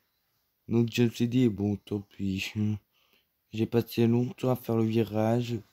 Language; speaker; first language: French; native; French